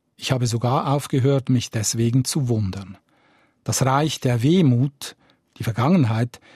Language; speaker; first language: German; native; German